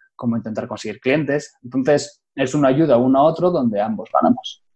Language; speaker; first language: Spanish; native; Spanish